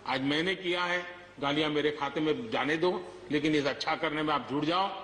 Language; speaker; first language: Hindi; non-native, local second language; Gujarati